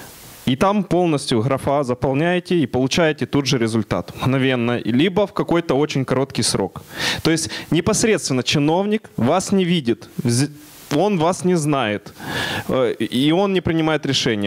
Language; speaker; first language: Russian; non-native, local second language; Ukrainian